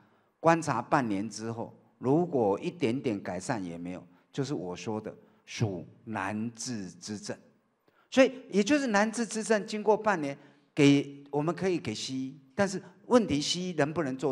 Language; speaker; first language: Chinese; native; Chinese